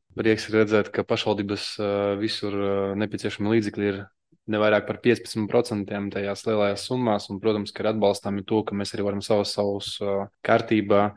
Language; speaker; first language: Latvian; non-native, local second language; Russian